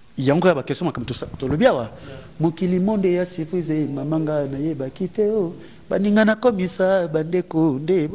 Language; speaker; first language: Lingala; native; Lingala